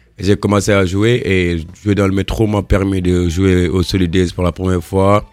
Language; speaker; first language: French; non-native, local second language; Wolof